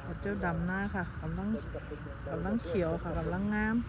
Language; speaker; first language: Thai; native; Thai